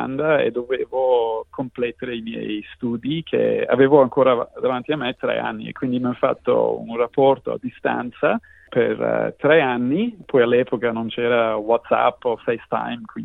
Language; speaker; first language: Italian; non-native, fluent; English